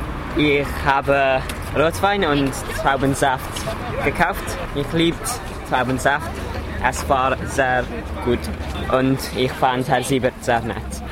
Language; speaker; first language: German; non-native, learner; Welsh